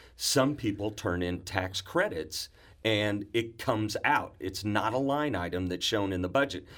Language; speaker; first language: English; native; English